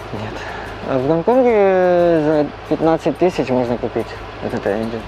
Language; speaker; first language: Russian; non-native, learner; Cantonese